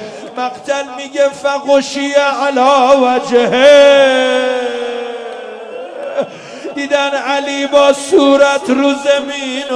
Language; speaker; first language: Persian; native; Persian